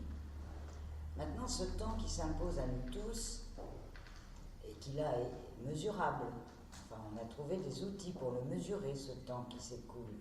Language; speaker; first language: French; native; French